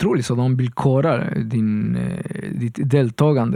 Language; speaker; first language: Swedish; non-native, fluent; Spanish